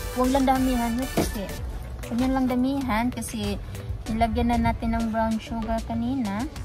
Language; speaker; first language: Filipino; non-native, local second language; Cebuano